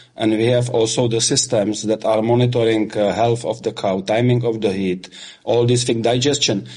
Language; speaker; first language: English; non-native, fluent; Czech